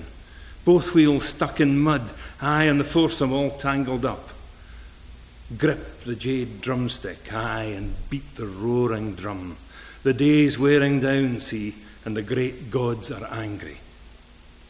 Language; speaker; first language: English; native; English